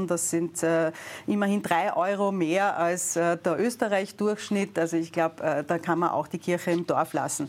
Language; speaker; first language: German; native; German